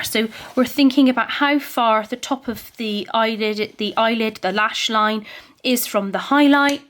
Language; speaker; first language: English; native; English